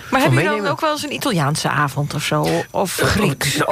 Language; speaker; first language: Dutch; native; Dutch